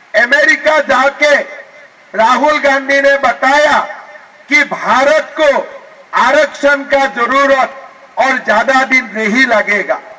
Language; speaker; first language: Hindi; non-native, local second language; Assamese